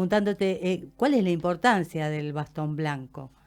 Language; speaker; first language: Spanish; native; Spanish